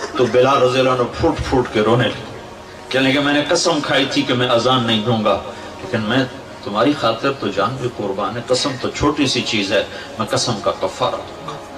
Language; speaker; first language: Urdu; non-native, local second language; Punjabi